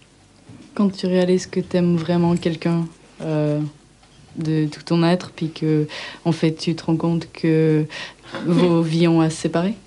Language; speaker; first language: French; native; French